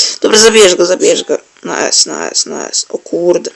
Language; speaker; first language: Polish; native; Polish